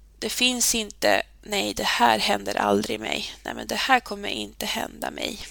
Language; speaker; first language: Swedish; early bilingual, other home language; Spanish